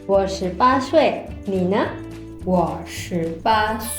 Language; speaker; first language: Chinese; non-native, fluent; Indonesian